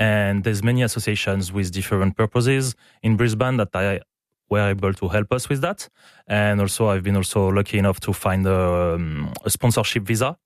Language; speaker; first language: English; non-native, fluent; French